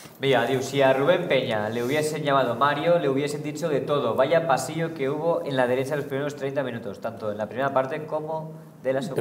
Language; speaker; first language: Spanish; non-native, local second language; Catalan